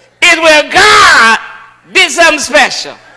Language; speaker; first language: English; native; English